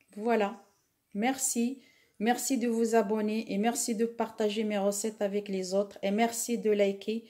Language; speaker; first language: French; non-native, local second language; Arabic